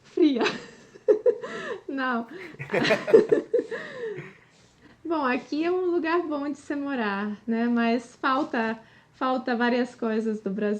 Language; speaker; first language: Portuguese; non-native, fluent; Polish